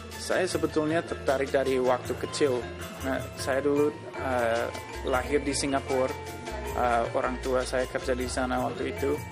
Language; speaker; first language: Indonesian; non-native, fluent; English